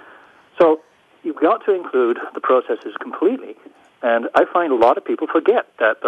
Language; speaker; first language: English; native; English